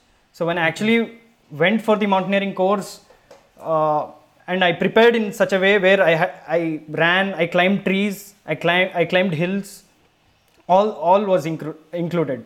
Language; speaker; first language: English; non-native, local second language; Kannada